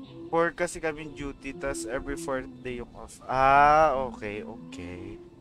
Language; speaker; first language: English; non-native, local second language; Filipino